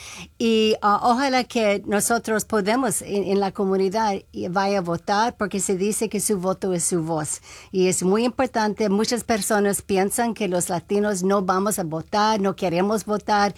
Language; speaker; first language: Spanish; non-native, local second language; English